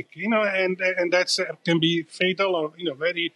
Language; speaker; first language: English; non-native, fluent; Italian